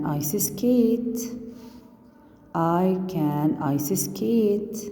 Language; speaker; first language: English; non-native, learner; Arabic